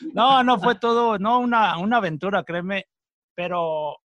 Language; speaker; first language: Spanish; native; Spanish